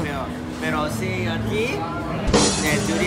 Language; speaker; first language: Spanish; non-native, learner; Japanese